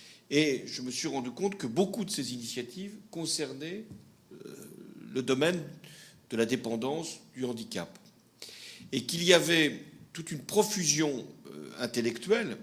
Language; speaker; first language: French; native; French